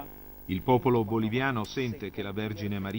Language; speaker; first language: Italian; non-native, fluent; Spanish